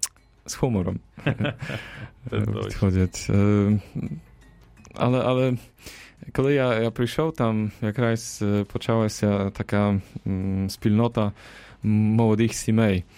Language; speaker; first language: Ukrainian; non-native, fluent; Polish